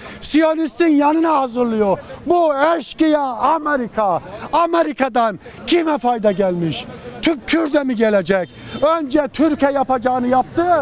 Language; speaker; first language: Turkish; native; Turkish